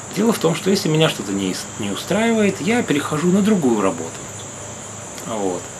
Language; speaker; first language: Russian; native; Russian